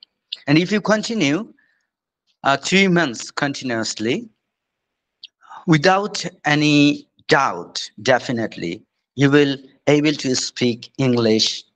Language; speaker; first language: English; non-native, fluent; Bangla